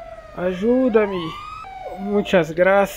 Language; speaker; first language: Spanish; non-native, learner; Portuguese